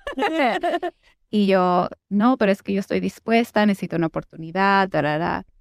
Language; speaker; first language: Spanish; early bilingual, heritage; Spanish